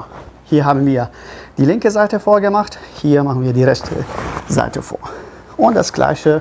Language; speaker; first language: German; non-native, fluent; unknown